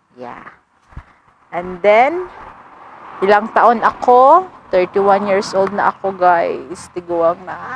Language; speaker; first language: Filipino; non-native, local second language; Cebuano